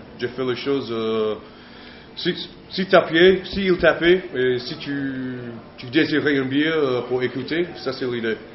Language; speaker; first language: French; non-native, learner; English